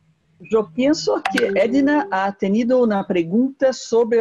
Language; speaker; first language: Spanish; non-native, fluent; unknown